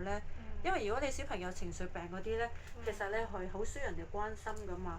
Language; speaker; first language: Cantonese; native; Cantonese